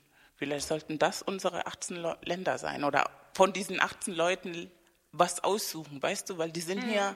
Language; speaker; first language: German; non-native, fluent; Spanish